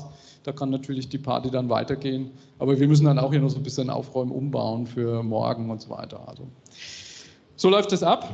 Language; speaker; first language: German; native; German